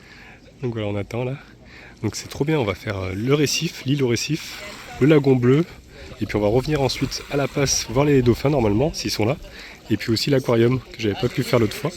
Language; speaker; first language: French; native; French